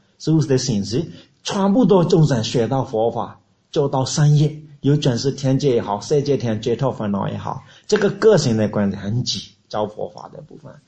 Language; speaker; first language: Chinese; non-native, learner; Burmese